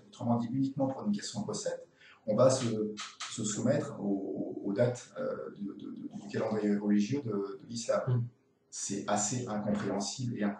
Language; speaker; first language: French; native; French